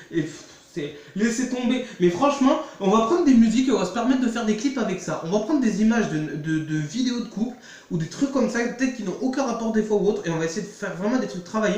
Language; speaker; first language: French; native; French